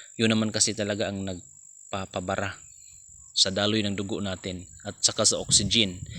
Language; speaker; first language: Filipino; non-native, local second language; Cebuano